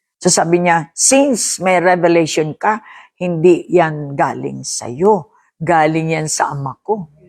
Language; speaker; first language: Filipino; non-native, local second language; Hiligaynon